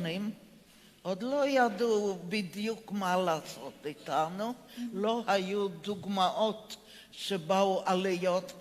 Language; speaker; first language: Hebrew; non-native, fluent; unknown